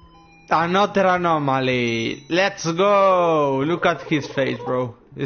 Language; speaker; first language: English; non-native, learner; Romanian